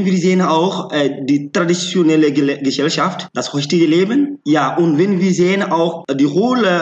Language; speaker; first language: German; non-native, learner; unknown